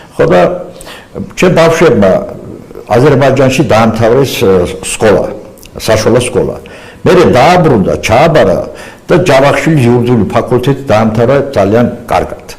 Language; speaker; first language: Georgian; non-native, local second language; Azerbaijani